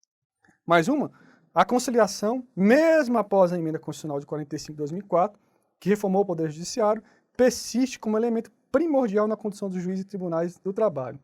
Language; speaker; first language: Portuguese; native; Portuguese